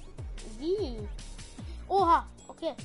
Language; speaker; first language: German; early bilingual, other home language; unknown